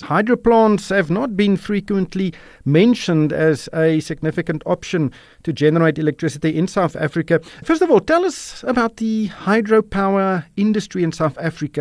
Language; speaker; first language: English; non-native, local second language; Afrikaans